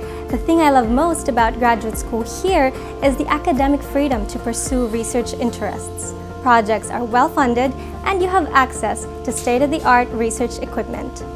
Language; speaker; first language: English; non-native, local second language; Cebuano